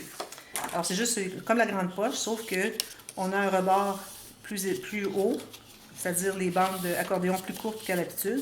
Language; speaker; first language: French; native; French